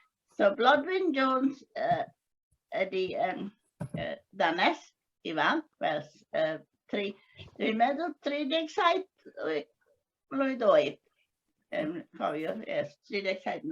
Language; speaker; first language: Welsh; non-native, learner; English